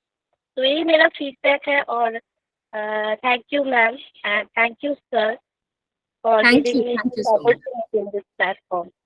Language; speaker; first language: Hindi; non-native, local second language; Bangla